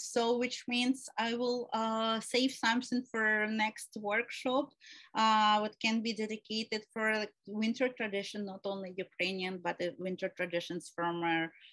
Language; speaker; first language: English; non-native, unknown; Ukrainian